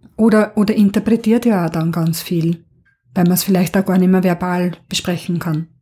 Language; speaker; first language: German; native; German